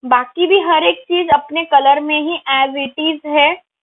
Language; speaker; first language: Hindi; non-native, local second language; Marathi